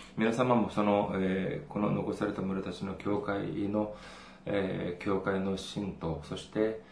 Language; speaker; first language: Japanese; non-native, fluent; Korean